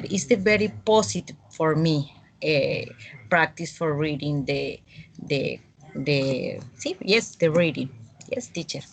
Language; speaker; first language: English; non-native, learner; Spanish